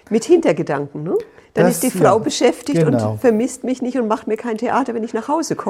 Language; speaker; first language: German; native; German